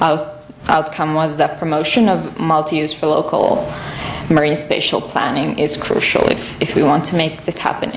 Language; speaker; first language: English; non-native, fluent; Finnish